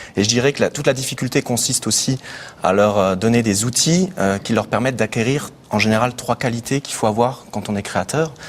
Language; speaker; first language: French; native; French